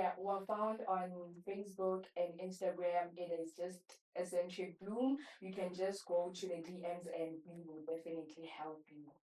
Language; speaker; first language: English; non-native, local second language; Southern Sotho